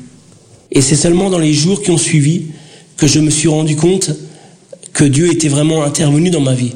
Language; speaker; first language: French; early bilingual, other home language; Portuguese